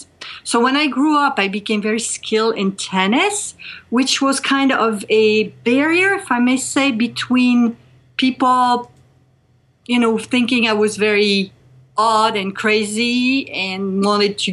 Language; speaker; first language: English; non-native, fluent; French